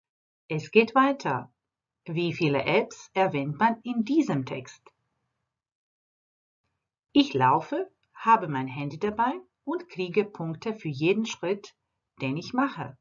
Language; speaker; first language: German; non-native, fluent; Croatian